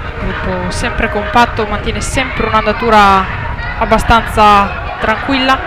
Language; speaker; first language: Italian; native; Italian